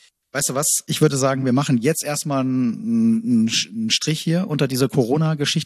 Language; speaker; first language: German; native; German